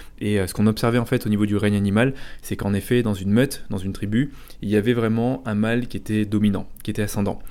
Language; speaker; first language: French; native; French